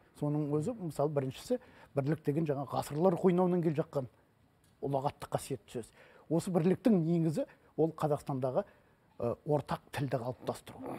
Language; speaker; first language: Kazakh; non-native, local second language; Russian